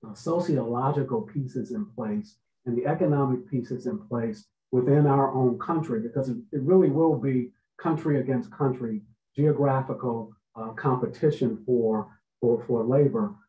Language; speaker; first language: English; native; English